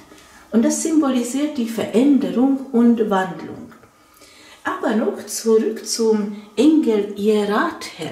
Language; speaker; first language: German; non-native, fluent; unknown